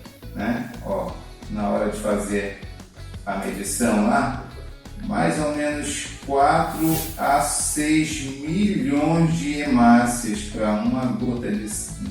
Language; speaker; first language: Portuguese; native; Portuguese